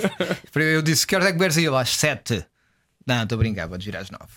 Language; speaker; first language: Portuguese; native; Portuguese